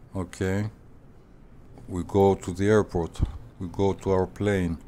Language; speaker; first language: English; non-native, fluent; Greek